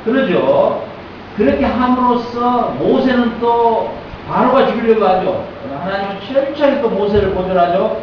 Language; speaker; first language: Korean; native; Korean